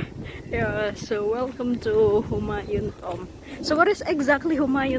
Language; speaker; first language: English; non-native, learner; Indonesian